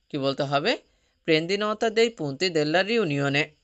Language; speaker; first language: Italian; non-native, fluent; Bangla